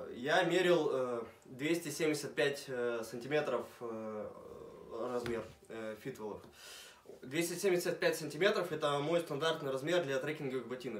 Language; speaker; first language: Russian; native; Russian